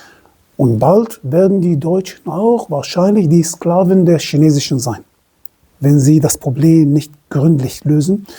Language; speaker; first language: German; non-native, fluent; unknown